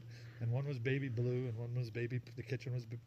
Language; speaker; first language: English; native; English